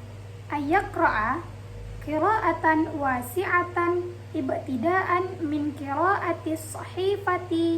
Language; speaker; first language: Arabic; non-native, learner; Indonesian